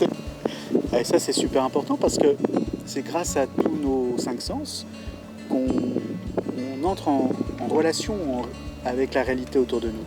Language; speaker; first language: French; native; French